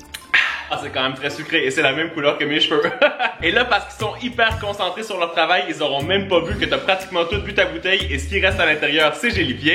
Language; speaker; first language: French; native; French